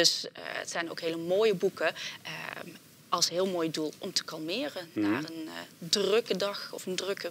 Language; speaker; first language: Dutch; native; Dutch